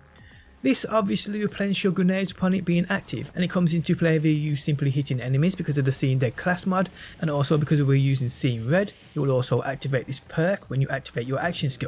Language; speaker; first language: English; native; English